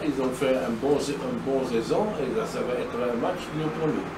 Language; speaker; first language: French; non-native, learner; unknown